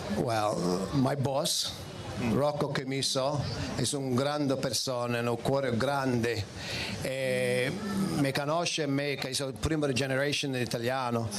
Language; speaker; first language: Italian; early bilingual, heritage; Italian